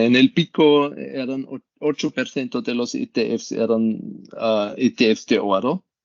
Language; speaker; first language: Spanish; non-native, learner; German